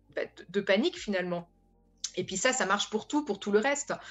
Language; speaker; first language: French; native; French